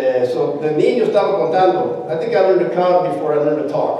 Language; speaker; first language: English; early bilingual, other home language; Spanish